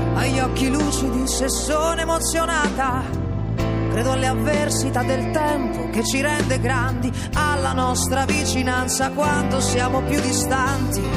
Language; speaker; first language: Italian; native; Italian